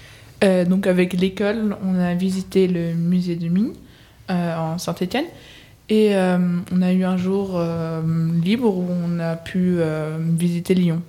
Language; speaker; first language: French; native; French